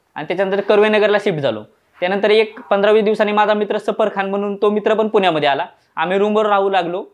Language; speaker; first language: Marathi; native; Marathi